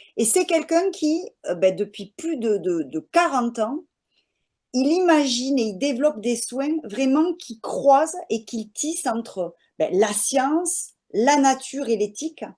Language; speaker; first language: French; native; French